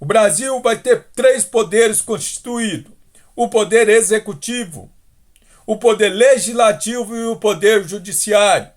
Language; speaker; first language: Portuguese; native; Portuguese